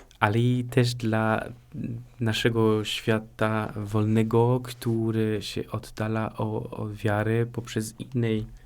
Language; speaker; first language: Polish; non-native, fluent; French